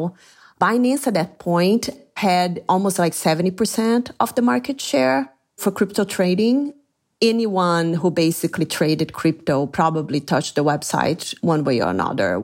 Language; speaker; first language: English; non-native, fluent; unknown